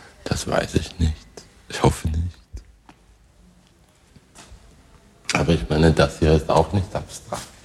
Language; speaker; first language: German; non-native, fluent; Swedish